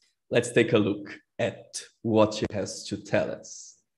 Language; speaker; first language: English; non-native, fluent; Portuguese